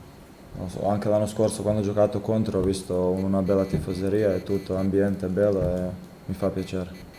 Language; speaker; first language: Italian; non-native, fluent; Croatian